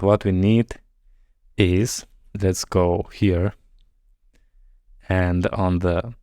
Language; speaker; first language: English; non-native, fluent; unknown